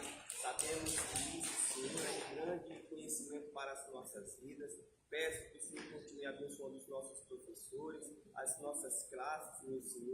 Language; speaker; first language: Portuguese; native; Portuguese